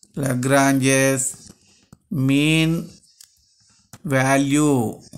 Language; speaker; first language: English; non-native, local second language; Telugu